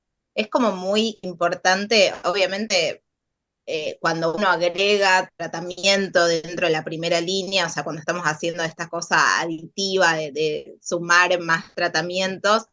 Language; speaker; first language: Spanish; native; Spanish